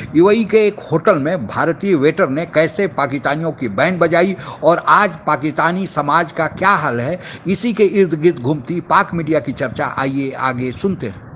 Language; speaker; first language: Hindi; native; Hindi